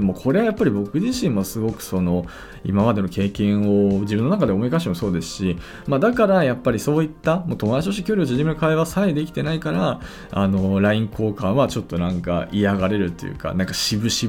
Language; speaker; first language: Japanese; native; Japanese